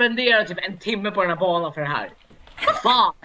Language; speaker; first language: Swedish; native; Swedish